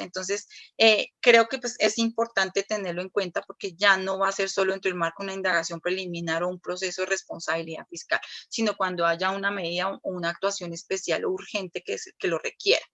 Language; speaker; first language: Spanish; native; Spanish